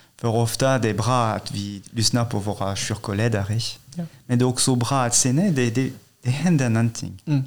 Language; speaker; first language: Swedish; non-native, fluent; French